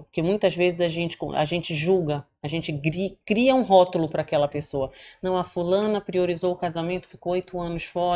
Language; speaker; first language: Portuguese; native; Portuguese